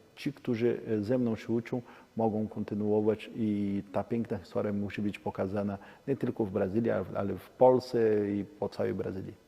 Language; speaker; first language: Polish; non-native, learner; Portuguese